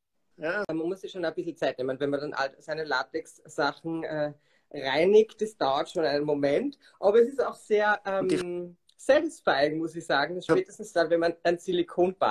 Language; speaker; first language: German; native; German